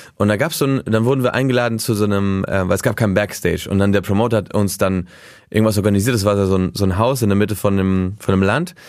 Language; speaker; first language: German; early bilingual, heritage; German